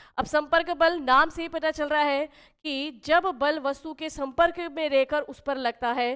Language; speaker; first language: Hindi; native; Hindi